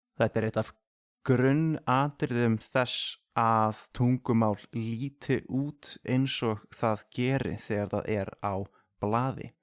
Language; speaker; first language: Icelandic; native; Icelandic